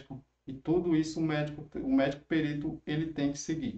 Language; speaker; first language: Portuguese; native; Portuguese